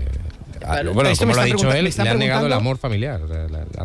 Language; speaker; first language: Spanish; native; Spanish